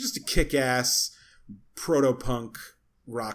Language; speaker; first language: English; native; English